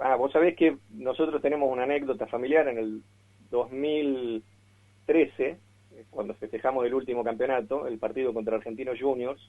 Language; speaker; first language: Spanish; native; Spanish